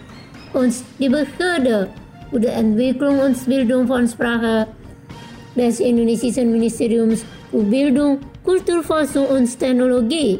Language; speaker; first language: German; non-native, fluent; Indonesian